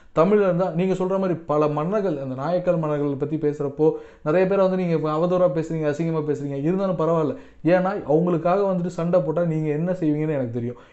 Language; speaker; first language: Tamil; non-native, local second language; Telugu